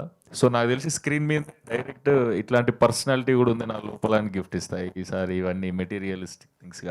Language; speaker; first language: Telugu; native; Telugu